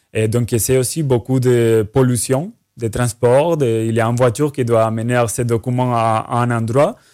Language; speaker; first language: French; non-native, fluent; Spanish